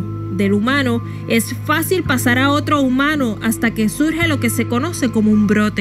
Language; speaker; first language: Spanish; native; Spanish